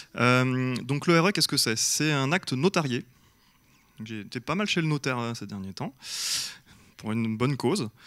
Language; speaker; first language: French; native; French